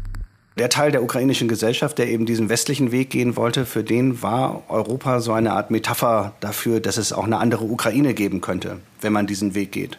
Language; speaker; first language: German; native; German